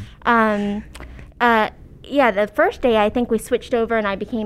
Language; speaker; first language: English; early bilingual, other home language; Cantonese